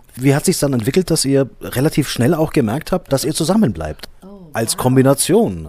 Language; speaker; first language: German; native; German